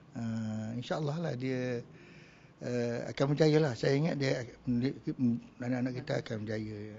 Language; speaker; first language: Malay; native; Malay